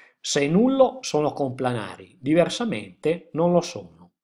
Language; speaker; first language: Italian; native; Italian